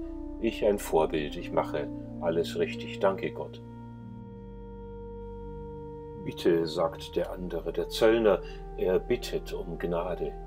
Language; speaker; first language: German; native; German